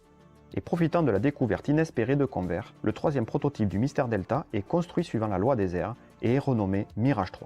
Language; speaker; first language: French; native; French